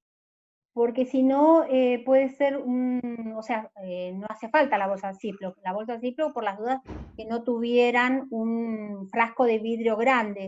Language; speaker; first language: Spanish; native; Spanish